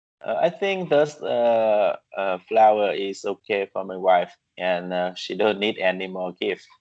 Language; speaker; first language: English; non-native, learner; Vietnamese